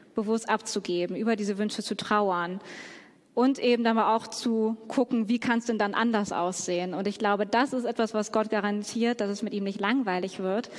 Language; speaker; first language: German; native; German